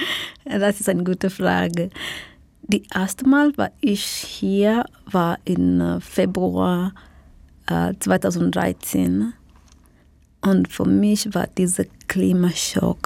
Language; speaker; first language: German; non-native, learner; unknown